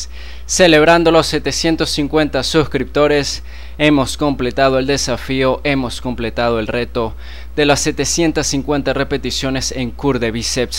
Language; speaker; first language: Spanish; native; Spanish